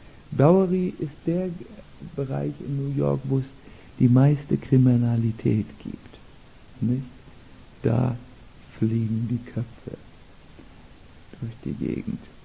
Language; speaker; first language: German; native; German